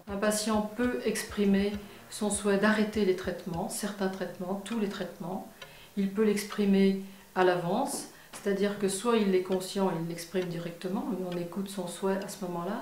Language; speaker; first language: French; native; French